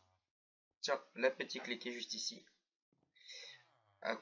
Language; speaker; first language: French; native; French